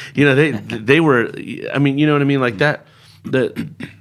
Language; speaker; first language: English; early bilingual, other home language; Spanish